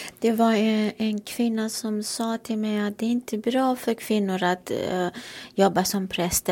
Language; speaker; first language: Swedish; non-native, fluent; Romanian